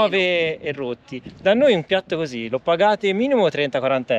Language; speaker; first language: Italian; native; Italian